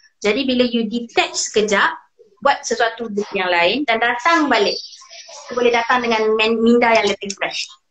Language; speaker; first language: Malay; native; Malay